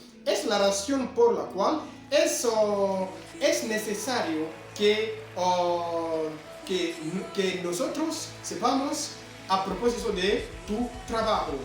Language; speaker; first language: Spanish; non-native, fluent; French